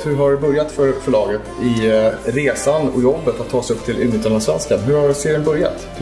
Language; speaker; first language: Swedish; native; Swedish